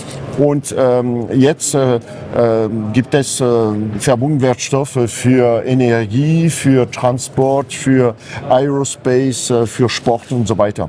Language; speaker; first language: German; non-native, fluent; French